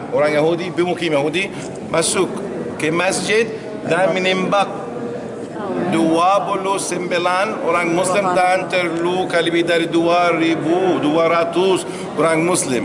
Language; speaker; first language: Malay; non-native, learner; Arabic